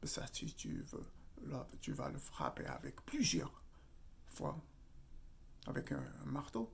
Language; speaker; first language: French; non-native, local second language; Arabic